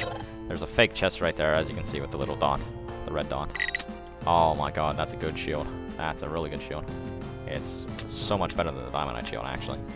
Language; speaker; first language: English; native; English